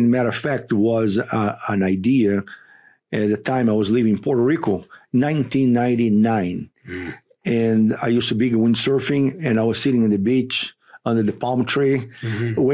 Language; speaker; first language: English; non-native, fluent; Portuguese